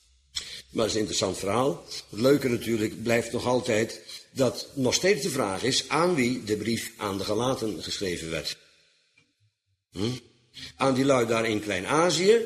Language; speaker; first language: Dutch; native; Dutch